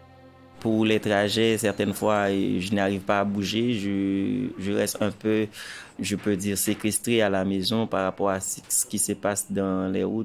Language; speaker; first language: French; non-native, local second language; Haitian Creole